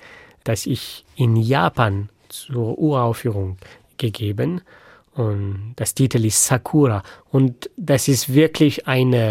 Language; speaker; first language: German; non-native, fluent; French